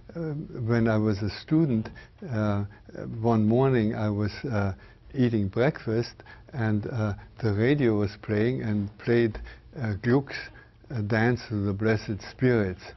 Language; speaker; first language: English; non-native, fluent; German